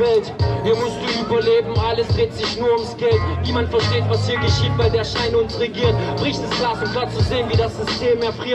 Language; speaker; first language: German; native; German